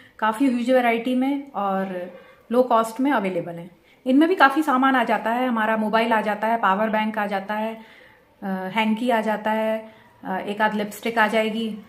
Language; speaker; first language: Hindi; native; Hindi